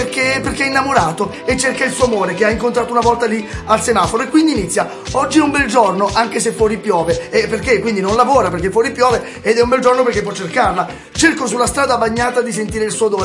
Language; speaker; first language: Italian; native; Italian